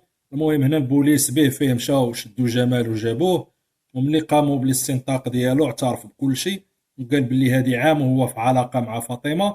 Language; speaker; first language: Arabic; native; Arabic